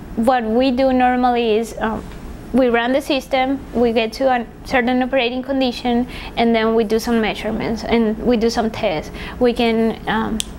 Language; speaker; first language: English; non-native, fluent; Spanish